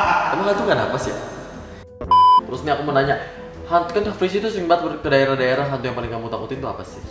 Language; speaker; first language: Indonesian; native; Indonesian